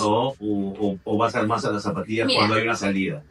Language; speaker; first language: Spanish; native; Spanish